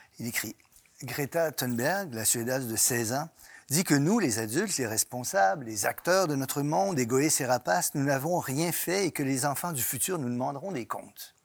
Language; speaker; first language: French; native; French